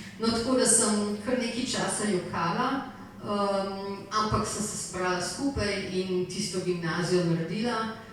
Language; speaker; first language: Slovenian; native; Slovenian